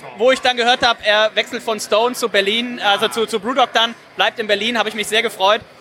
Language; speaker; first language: German; native; German